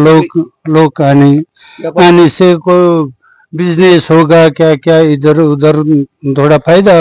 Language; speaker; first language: Hindi; non-native, local second language; Nepali